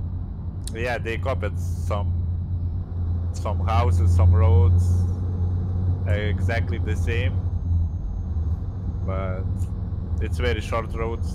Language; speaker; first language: English; non-native, learner; Lithuanian